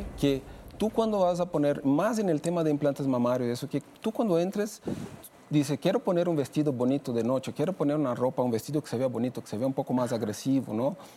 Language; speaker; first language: Spanish; non-native, fluent; Portuguese